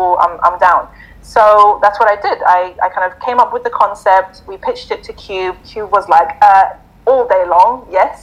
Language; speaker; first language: English; native; English